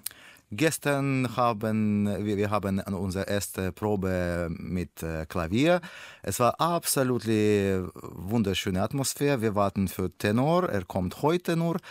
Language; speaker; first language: German; non-native, learner; Russian